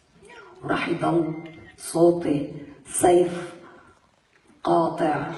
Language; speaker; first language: Arabic; native; Arabic